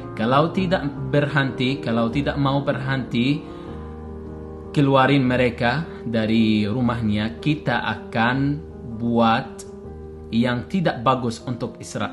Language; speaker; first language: Indonesian; non-native, learner; Arabic